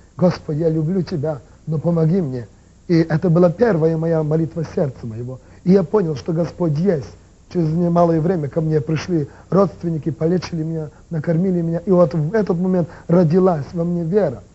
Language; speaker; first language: Russian; non-native, local second language; Ukrainian